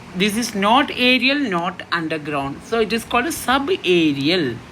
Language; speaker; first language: English; non-native, local second language; Malayalam